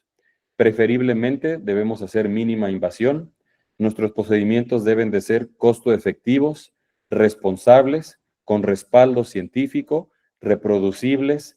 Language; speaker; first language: Spanish; native; Spanish